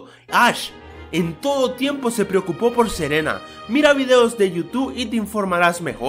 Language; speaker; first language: Spanish; native; Spanish